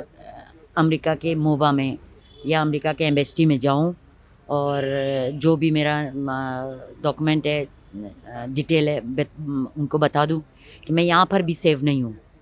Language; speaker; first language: Hindi; non-native, fluent; Pashto